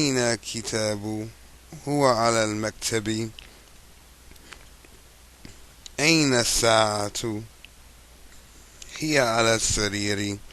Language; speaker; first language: Arabic; non-native, fluent; English